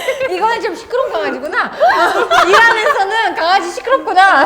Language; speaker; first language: Korean; non-native, fluent; Russian